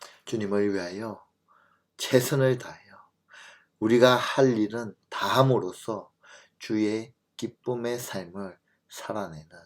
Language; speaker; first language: Korean; native; Korean